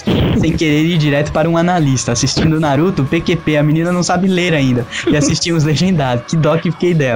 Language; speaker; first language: Portuguese; native; Portuguese